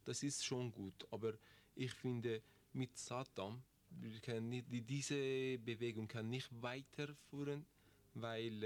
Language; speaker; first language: German; non-native, learner; Persian